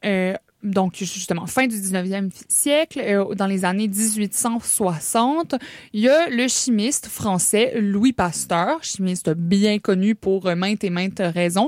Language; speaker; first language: French; native; French